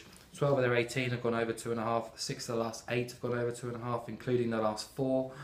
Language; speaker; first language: English; native; English